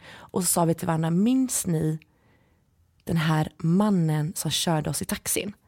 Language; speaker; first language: Swedish; early bilingual, other home language; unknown